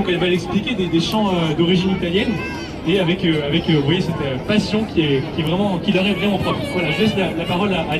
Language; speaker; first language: French; native; French